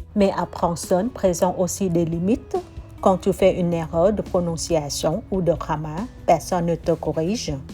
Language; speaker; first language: French; non-native, learner; Vietnamese